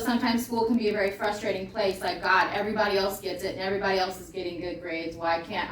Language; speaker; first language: English; native; English